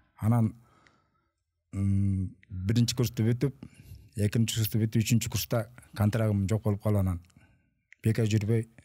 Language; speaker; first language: Kyrgyz; native; Kyrgyz